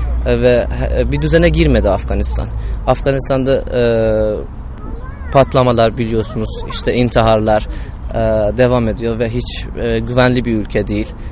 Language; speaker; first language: Turkish; non-native, fluent; Persian